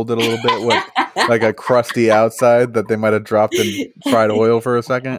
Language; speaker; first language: English; native; English